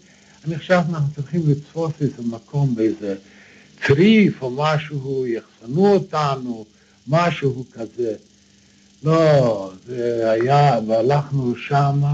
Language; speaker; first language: Hebrew; non-native, fluent; Polish